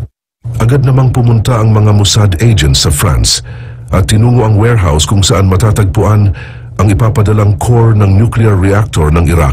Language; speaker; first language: Filipino; native; Filipino